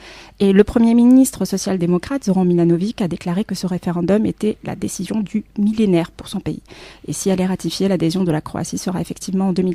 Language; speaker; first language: French; native; French